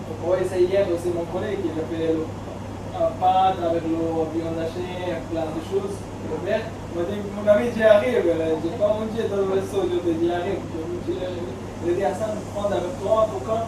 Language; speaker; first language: French; non-native, learner; Bangla